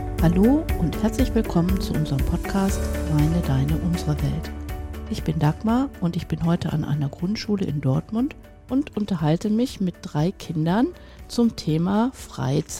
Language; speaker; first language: German; native; German